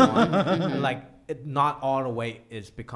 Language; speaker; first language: English; early bilingual, other home language; Cantonese